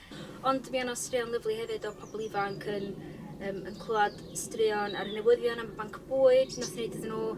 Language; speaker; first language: Welsh; native; Welsh